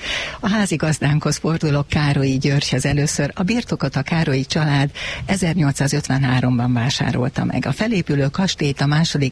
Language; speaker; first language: Hungarian; native; Hungarian